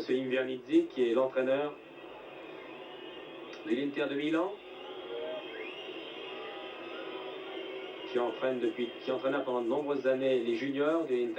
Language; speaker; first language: French; native; French